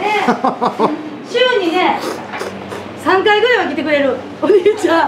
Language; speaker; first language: Japanese; native; Japanese